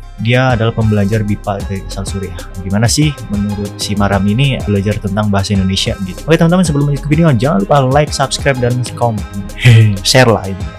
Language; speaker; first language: Indonesian; native; Indonesian